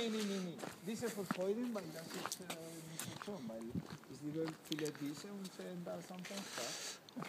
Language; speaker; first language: German; non-native, learner; Spanish